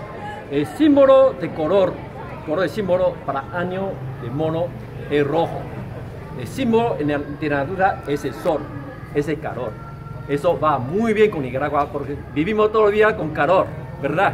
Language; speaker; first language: Spanish; non-native, fluent; Chinese